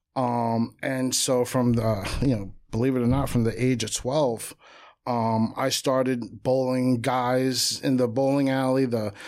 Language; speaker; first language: English; native; English